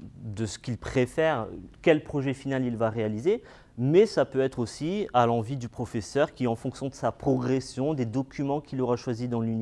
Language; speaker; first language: French; native; French